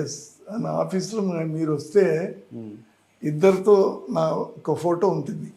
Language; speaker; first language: Telugu; non-native, learner; Tamil